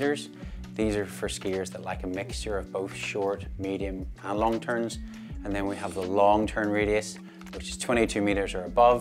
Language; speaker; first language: English; native; English